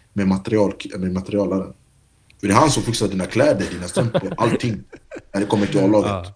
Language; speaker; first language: Swedish; early bilingual, other home language; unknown